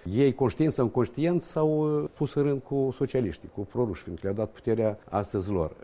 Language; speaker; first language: Romanian; native; Romanian